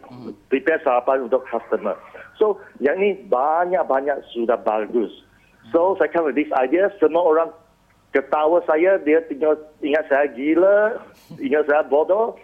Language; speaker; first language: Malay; non-native, local second language; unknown